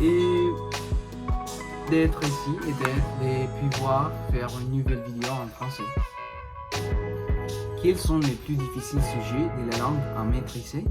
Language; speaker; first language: French; non-native, learner; Spanish